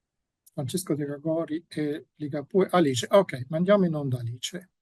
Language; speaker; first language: Italian; native; Italian